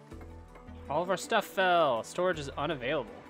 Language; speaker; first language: English; native; English